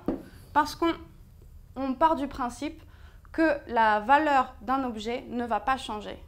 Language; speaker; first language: French; native; French